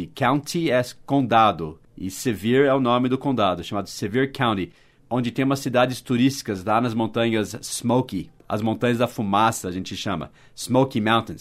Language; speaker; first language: Portuguese; non-native, fluent; English